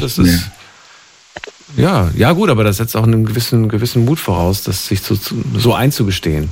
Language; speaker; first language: German; native; German